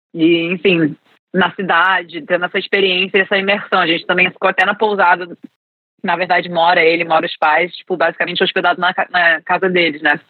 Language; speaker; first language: Portuguese; early bilingual, other home language; English